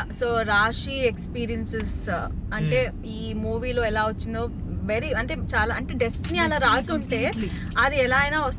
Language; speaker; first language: Telugu; native; Telugu